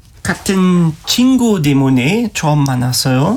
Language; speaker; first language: Korean; non-native, learner; German